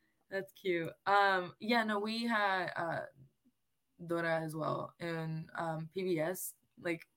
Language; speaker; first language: English; non-native, local second language; Spanish